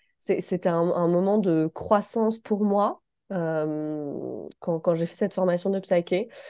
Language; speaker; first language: French; native; French